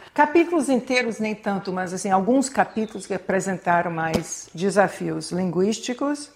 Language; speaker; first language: Portuguese; non-native, fluent; English